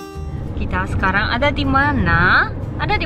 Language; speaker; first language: Indonesian; non-native, learner; Japanese